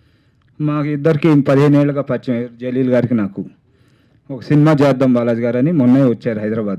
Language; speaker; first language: Telugu; native; Telugu